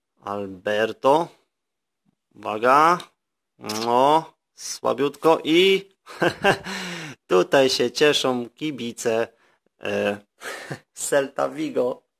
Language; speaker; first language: Polish; native; Polish